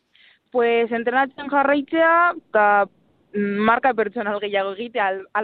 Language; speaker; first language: Basque; non-native, local second language; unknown